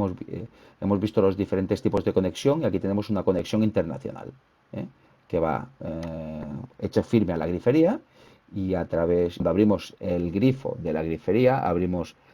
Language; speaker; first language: Spanish; native; Spanish